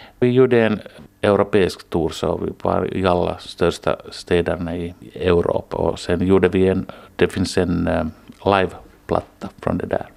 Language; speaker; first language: Swedish; non-native, local second language; Finnish